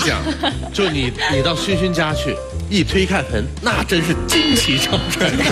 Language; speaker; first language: Chinese; native; Chinese